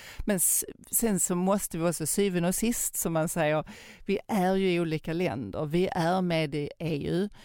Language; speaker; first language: Swedish; native; Swedish